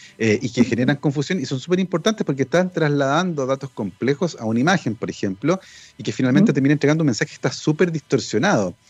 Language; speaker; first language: Spanish; native; Spanish